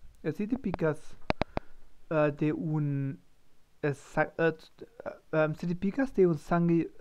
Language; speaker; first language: Spanish; non-native, learner; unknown